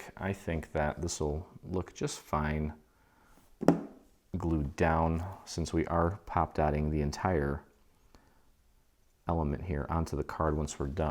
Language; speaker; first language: English; native; English